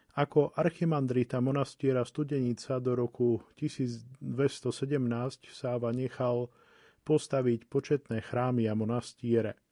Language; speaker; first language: Slovak; native; Slovak